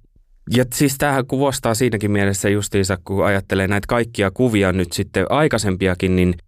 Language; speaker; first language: Finnish; native; Finnish